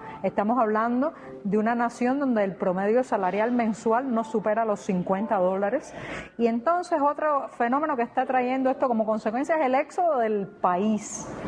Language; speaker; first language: Spanish; native; Spanish